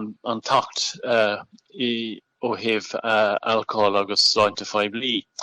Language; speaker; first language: Irish; non-native, local second language; English